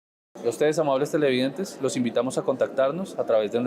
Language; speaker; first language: Spanish; native; Spanish